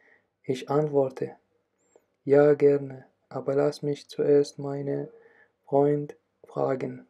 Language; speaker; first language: German; non-native, learner; Arabic